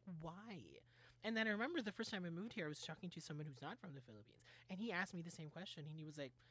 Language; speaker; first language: English; non-native, local second language; Filipino